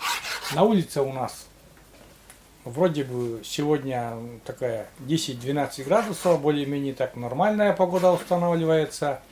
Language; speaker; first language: Russian; native; Russian